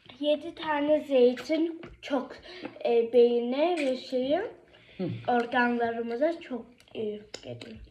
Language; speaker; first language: Turkish; early bilingual, heritage; Turkish